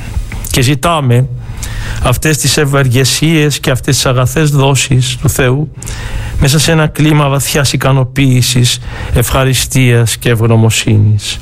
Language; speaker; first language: Greek; native; Greek